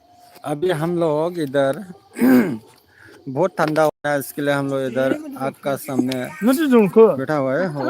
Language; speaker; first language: Hindi; non-native, local second language; Bodo